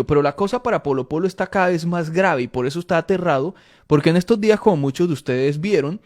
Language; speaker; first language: Spanish; native; Spanish